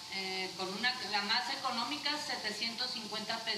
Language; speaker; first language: Spanish; native; Spanish